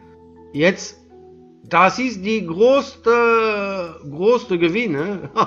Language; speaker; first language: German; non-native, learner; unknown